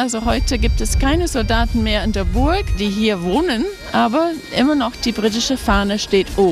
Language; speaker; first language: German; non-native, fluent; English